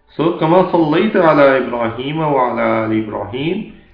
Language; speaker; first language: English; non-native, local second language; Urdu